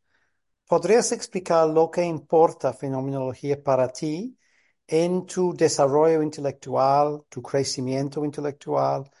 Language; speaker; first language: Spanish; non-native, fluent; English